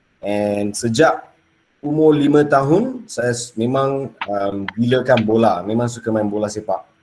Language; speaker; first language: Malay; non-native, local second language; English